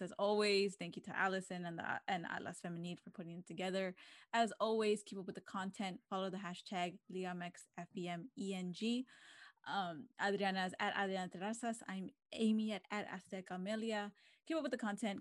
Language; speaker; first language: English; early bilingual, other home language; Spanish